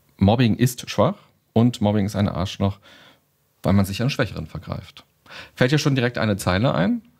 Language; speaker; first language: German; native; German